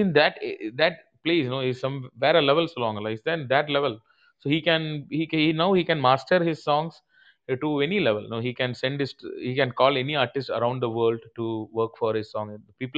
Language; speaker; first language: English; non-native, local second language; Tamil